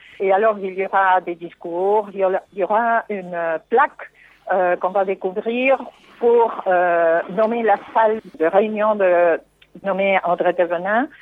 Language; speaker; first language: French; non-native, fluent; Spanish